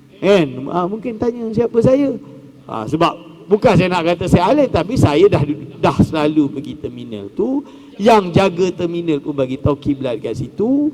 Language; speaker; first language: Malay; native; Malay